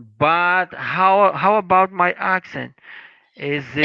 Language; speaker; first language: English; non-native, learner; Portuguese